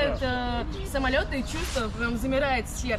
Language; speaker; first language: Russian; native; Russian